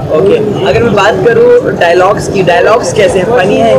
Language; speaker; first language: Hindi; native; Hindi